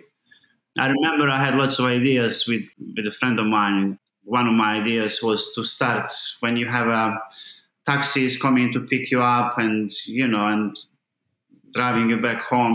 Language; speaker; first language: English; non-native, fluent; Bosnian